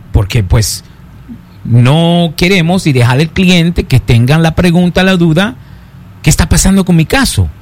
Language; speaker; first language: Spanish; early bilingual, heritage; Spanish